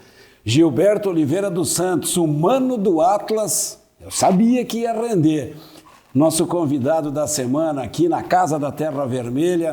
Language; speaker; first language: Portuguese; native; Portuguese